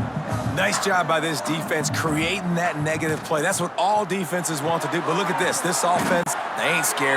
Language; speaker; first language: English; native; English